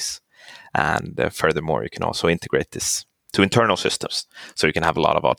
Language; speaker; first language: English; non-native, fluent; Swedish